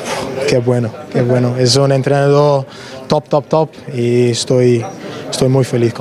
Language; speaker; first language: Spanish; non-native, learner; English